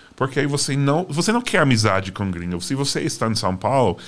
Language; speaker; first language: Portuguese; non-native, fluent; English